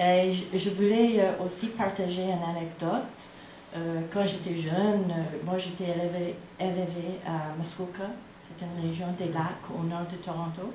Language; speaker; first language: French; non-native, fluent; English